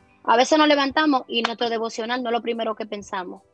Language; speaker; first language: Spanish; early bilingual, heritage; Spanish